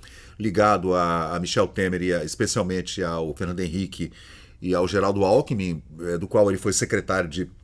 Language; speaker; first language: Portuguese; native; Portuguese